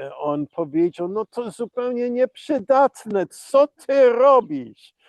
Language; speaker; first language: Polish; early bilingual, heritage; Polish